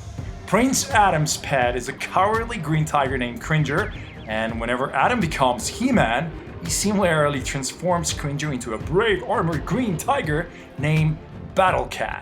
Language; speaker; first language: English; non-native, fluent; Spanish